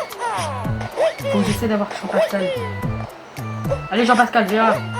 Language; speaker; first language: French; native; French